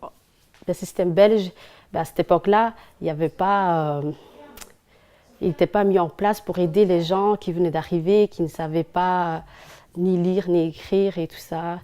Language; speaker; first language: French; early bilingual, other home language; Somali